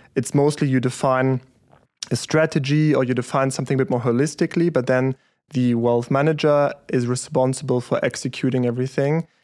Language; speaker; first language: English; early bilingual, other home language; German